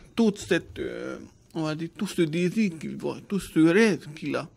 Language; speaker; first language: French; native; French